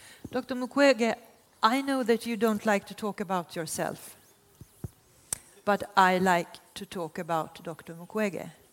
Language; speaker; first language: English; non-native, fluent; Swedish